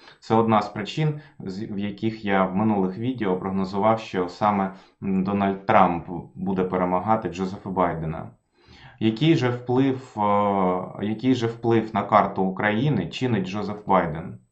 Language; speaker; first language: Ukrainian; non-native, local second language; Russian